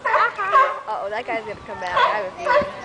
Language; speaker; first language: English; native; English